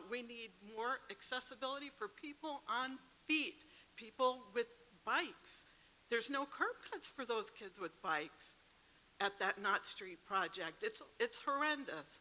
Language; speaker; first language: English; native; English